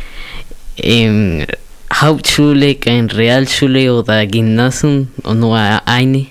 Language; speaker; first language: German; non-native, learner; Spanish